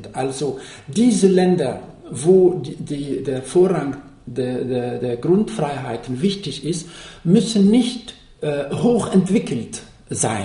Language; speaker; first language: German; non-native, fluent; Arabic